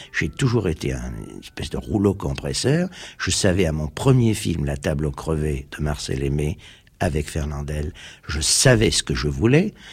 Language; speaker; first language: French; early bilingual, other home language; Armenian